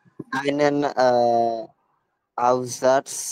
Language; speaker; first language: German; non-native, learner; Bangla